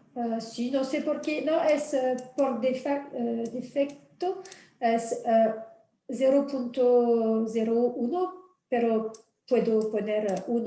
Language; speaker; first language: Spanish; non-native, fluent; French